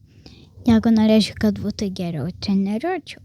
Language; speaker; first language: Lithuanian; early bilingual, heritage; Lithuanian